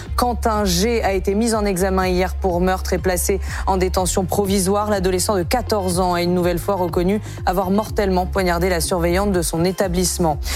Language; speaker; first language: French; native; French